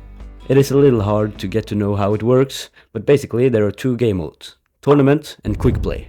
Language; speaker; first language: English; non-native, fluent; Norwegian